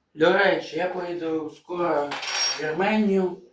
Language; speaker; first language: Ukrainian; non-native, local second language; Russian